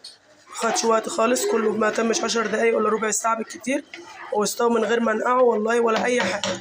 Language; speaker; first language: Arabic; native; Arabic